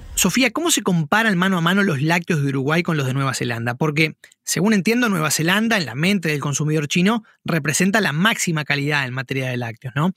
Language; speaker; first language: Spanish; native; Spanish